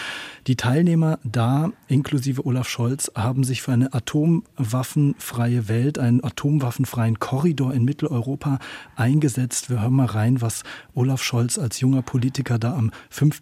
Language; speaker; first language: German; native; German